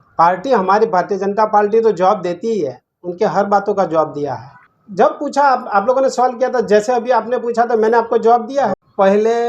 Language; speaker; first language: Hindi; non-native, local second language; Gujarati